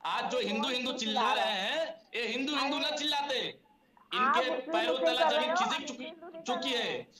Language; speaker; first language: Hindi; native; Hindi